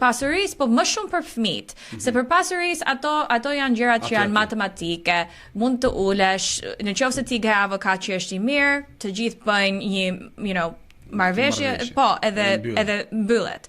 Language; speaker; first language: Albanian; early bilingual, heritage; Albanian